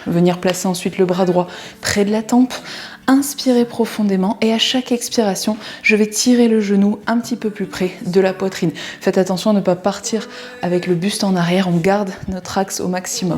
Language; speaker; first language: French; native; French